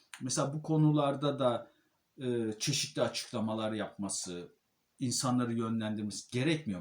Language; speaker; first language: Turkish; native; Turkish